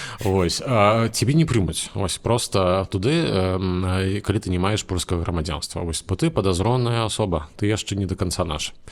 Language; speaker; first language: Belarusian; native; Belarusian